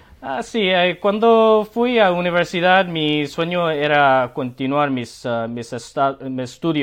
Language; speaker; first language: Spanish; non-native, learner; Korean